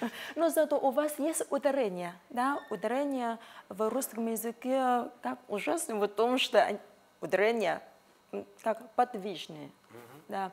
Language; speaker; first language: Russian; non-native, fluent; Vietnamese